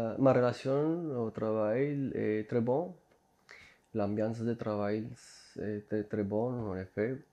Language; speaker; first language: French; non-native, fluent; Spanish